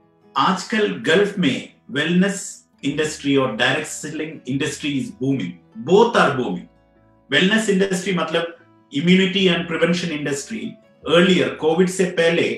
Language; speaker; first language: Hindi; non-native, local second language; Malayalam